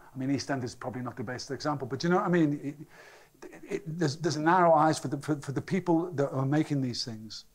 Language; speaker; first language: English; native; English